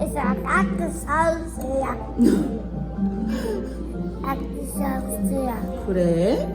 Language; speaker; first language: Korean; native; Korean